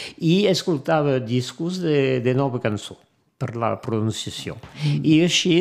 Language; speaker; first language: Catalan; non-native, local second language; French